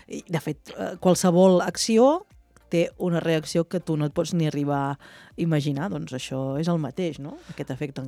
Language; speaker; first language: Catalan; native; Catalan